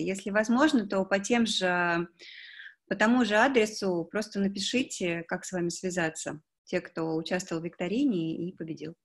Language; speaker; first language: Russian; native; Russian